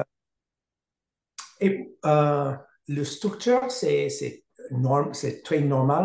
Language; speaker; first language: French; non-native, learner; English